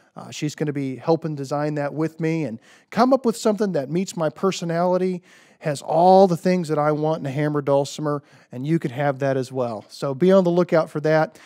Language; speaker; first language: English; native; English